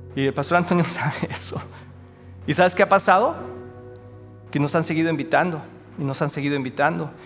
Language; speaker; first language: Spanish; native; Spanish